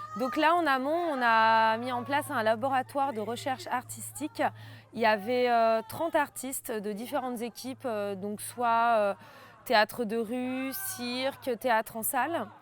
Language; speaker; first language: French; native; French